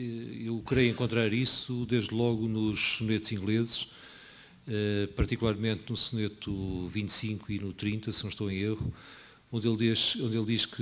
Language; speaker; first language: Portuguese; native; Portuguese